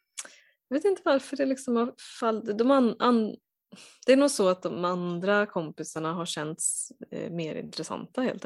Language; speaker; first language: Swedish; native; Swedish